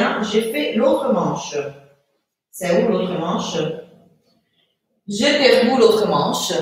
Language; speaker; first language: French; non-native, fluent; Italian